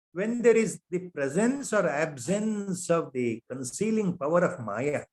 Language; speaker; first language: English; non-native, local second language; Kannada